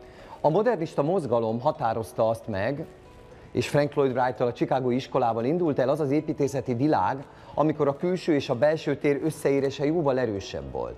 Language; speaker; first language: Hungarian; native; Hungarian